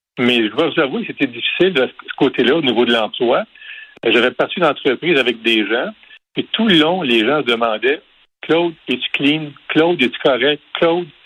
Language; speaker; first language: French; native; French